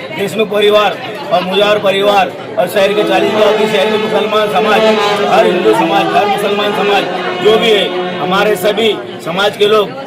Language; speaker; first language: Hindi; non-native, local second language; Urdu